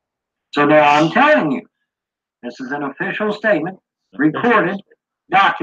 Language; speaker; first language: English; native; English